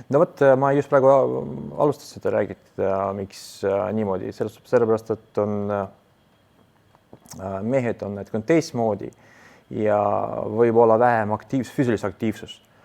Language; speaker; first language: Estonian; non-native, local second language; Russian